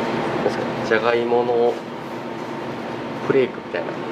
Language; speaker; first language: Japanese; native; Japanese